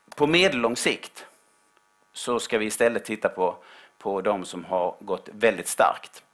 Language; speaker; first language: Swedish; native; Swedish